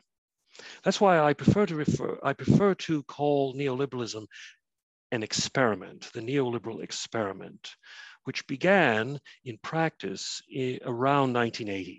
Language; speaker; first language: English; native; English